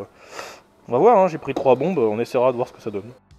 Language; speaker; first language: French; native; French